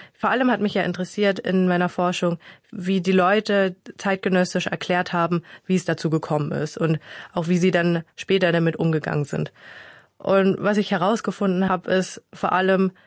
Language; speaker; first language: German; early bilingual, other home language; Vietnamese